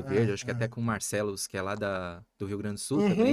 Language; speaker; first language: Portuguese; native; Portuguese